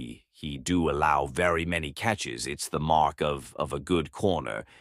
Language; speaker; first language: English; native; English